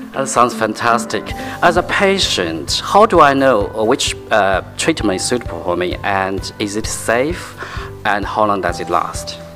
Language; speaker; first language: English; non-native, fluent; Chinese